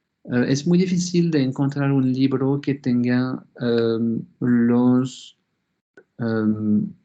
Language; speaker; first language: Spanish; non-native, fluent; French